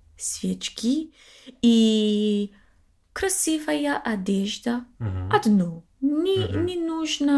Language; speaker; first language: Russian; non-native, learner; English